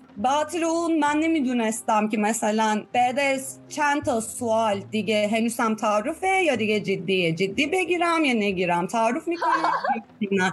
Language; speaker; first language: Persian; non-native, fluent; Turkish